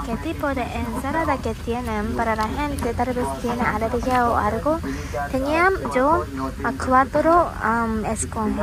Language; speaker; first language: Spanish; non-native, learner; Japanese